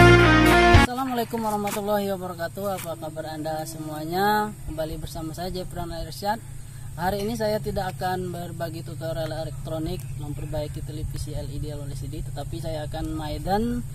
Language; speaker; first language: Indonesian; native; Indonesian